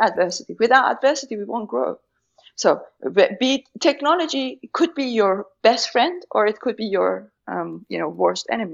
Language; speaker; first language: English; non-native, fluent; Persian